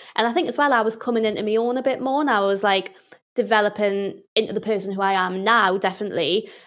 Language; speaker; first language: English; native; English